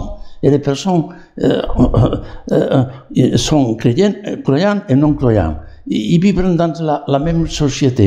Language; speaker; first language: French; non-native, learner; Catalan